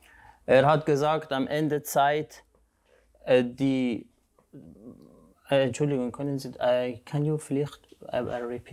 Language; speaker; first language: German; non-native, fluent; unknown